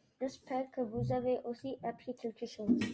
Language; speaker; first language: French; non-native, learner; English